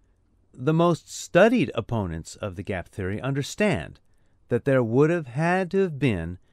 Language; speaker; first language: English; native; English